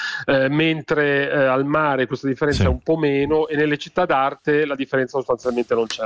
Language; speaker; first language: Italian; native; Italian